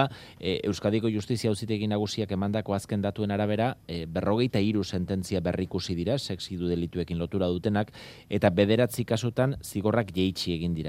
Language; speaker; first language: Basque; native; Basque